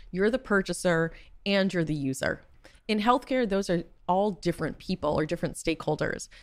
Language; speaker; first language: English; native; English